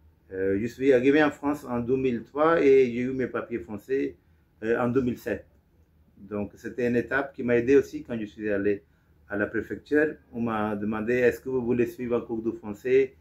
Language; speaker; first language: French; non-native, fluent; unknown